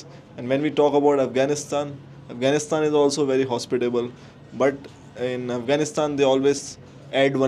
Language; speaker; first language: English; non-native, local second language; Hindi